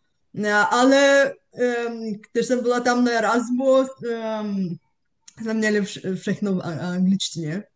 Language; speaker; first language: Czech; non-native, fluent; Bulgarian